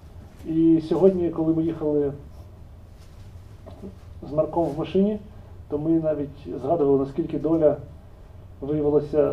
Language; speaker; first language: Ukrainian; native; Ukrainian